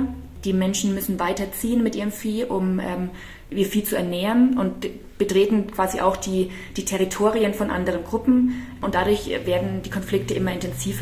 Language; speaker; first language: German; native; German